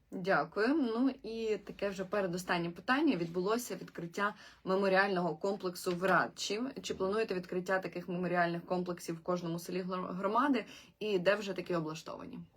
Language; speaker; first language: Ukrainian; native; Ukrainian